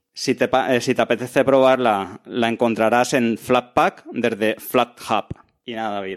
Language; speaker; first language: Spanish; native; Spanish